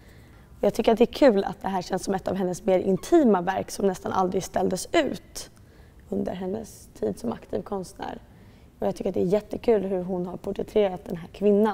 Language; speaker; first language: Swedish; native; Swedish